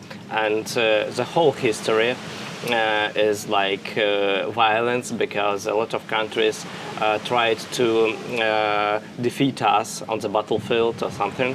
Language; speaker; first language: English; non-native, fluent; Russian